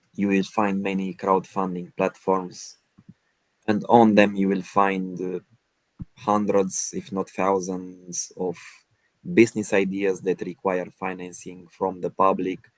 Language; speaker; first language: English; non-native, fluent; Romanian